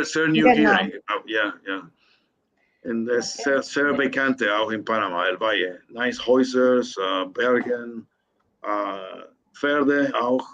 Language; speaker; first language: German; non-native, learner; Spanish